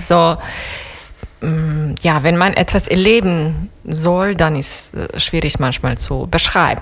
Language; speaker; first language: German; non-native, fluent; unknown